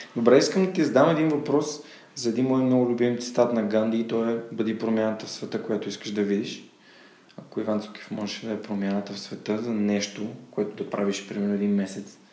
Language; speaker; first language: Bulgarian; native; Bulgarian